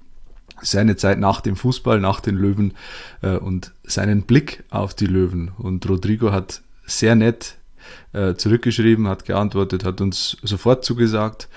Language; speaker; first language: German; native; German